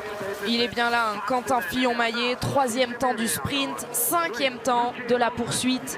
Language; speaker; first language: French; native; French